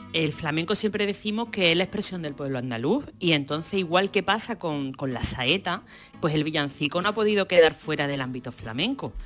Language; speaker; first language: Spanish; native; Spanish